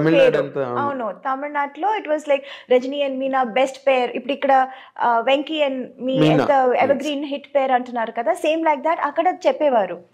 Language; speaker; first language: Telugu; non-native, local second language; Tamil